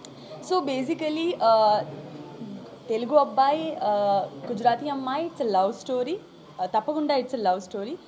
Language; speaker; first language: Telugu; non-native, learner; Gujarati